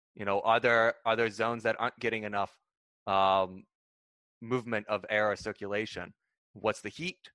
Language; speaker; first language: English; native; English